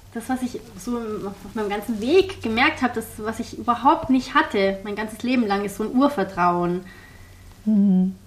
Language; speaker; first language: German; early bilingual, heritage; German